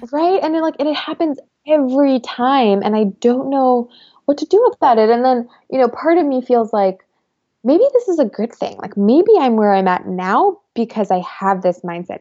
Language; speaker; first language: English; early bilingual, other home language; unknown